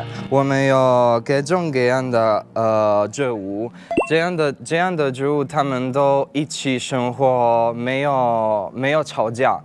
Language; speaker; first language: Chinese; non-native, learner; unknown